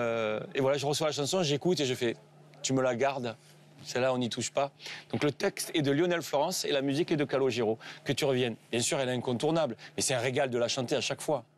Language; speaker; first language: French; native; French